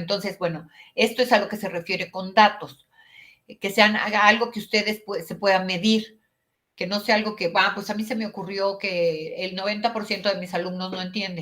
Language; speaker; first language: Spanish; native; Spanish